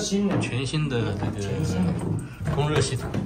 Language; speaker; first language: Chinese; native; Chinese